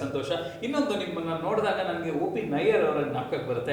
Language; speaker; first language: Kannada; native; Kannada